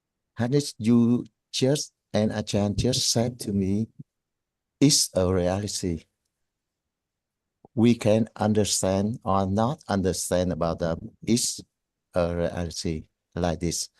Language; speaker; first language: English; non-native, learner; Vietnamese